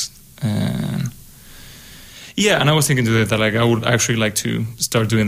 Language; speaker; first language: English; non-native, fluent; Spanish